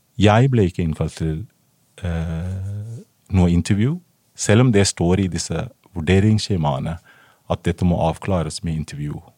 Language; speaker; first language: Norwegian; non-native, fluent; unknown